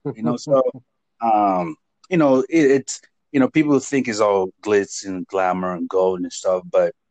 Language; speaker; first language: English; non-native, local second language; Igbo